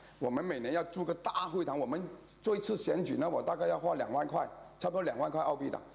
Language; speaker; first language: Chinese; native; Chinese